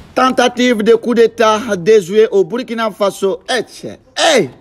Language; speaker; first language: French; non-native, local second language; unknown